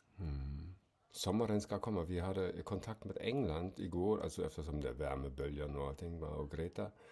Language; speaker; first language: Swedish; non-native, fluent; German